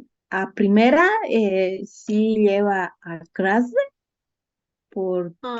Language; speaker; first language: Portuguese; non-native, learner; Spanish